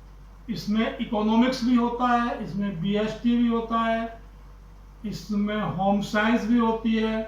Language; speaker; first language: Hindi; native; Hindi